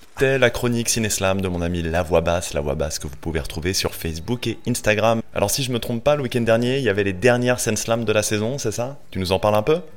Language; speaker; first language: French; native; French